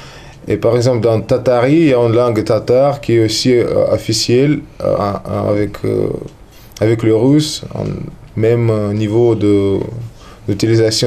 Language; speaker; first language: French; non-native, learner; Russian